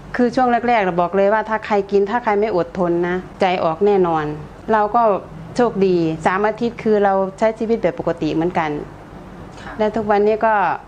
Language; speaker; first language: Thai; native; Thai